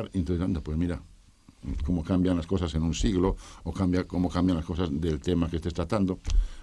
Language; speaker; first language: Spanish; native; Spanish